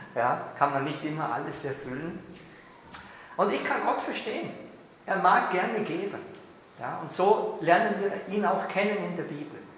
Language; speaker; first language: German; native; German